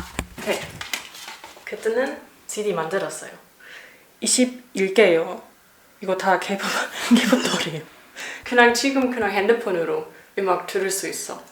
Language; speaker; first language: Korean; non-native, learner; German